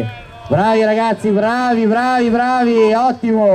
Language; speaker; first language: Italian; native; Italian